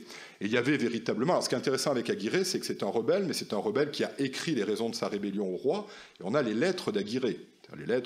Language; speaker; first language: French; native; French